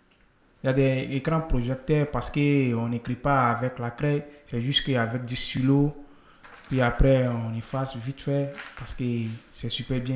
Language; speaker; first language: French; non-native, learner; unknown